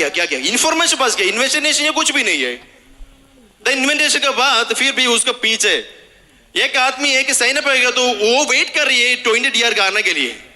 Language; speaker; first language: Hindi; non-native, local second language; Malayalam